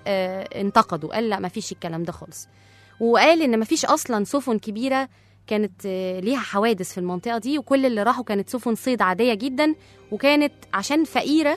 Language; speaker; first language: Arabic; native; Arabic